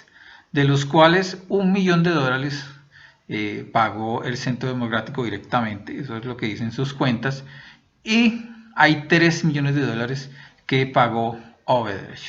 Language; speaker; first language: Spanish; native; Spanish